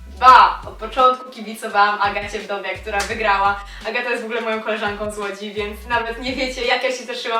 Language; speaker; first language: Polish; native; Polish